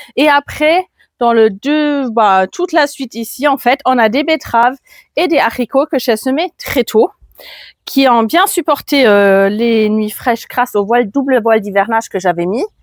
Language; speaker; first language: French; non-native, fluent; German